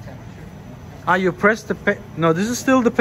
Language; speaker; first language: English; non-native, fluent; German